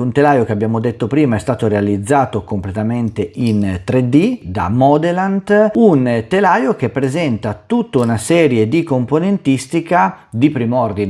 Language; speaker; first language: Italian; native; Italian